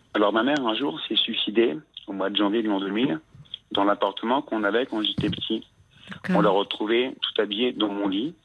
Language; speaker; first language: French; native; French